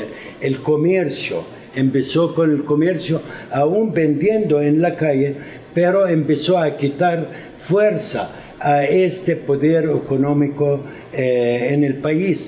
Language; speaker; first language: Spanish; non-native, fluent; Arabic